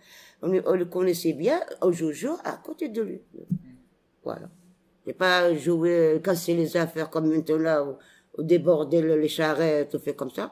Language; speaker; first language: French; non-native, local second language; Arabic